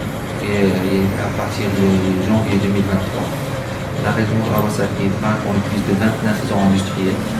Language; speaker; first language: French; non-native, local second language; Arabic